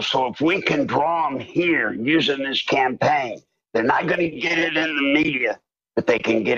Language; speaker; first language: English; native; English